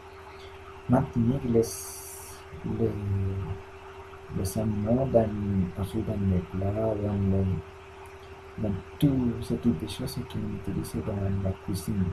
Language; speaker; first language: French; non-native, learner; Spanish